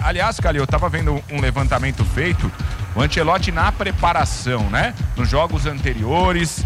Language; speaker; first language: Portuguese; native; Portuguese